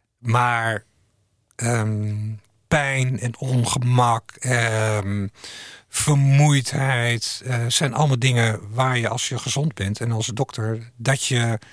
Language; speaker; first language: Dutch; native; Dutch